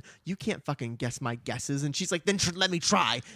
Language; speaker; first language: English; native; English